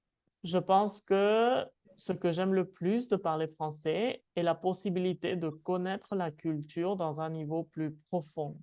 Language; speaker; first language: French; non-native, fluent; Spanish